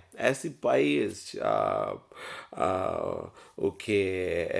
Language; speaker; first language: Portuguese; non-native, learner; English